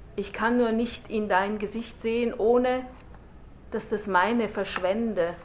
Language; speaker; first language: German; native; German